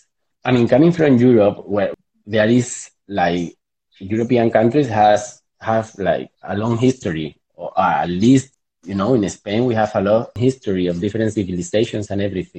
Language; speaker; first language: English; non-native, fluent; Spanish